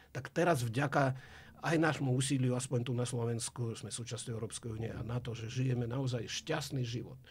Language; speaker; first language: Slovak; non-native, fluent; Russian